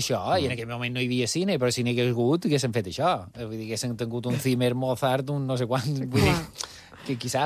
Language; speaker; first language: Catalan; native; Catalan